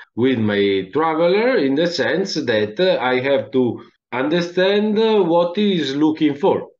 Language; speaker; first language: English; non-native, fluent; Italian